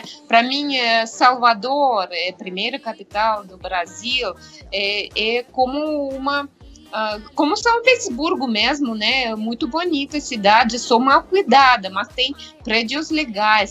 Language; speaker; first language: Portuguese; non-native, fluent; Russian